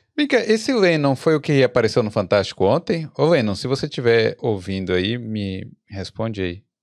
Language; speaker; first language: Portuguese; native; Portuguese